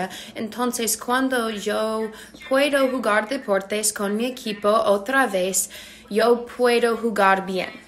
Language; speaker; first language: Spanish; non-native, learner; English